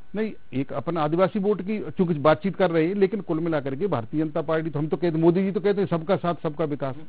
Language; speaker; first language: Hindi; native; Hindi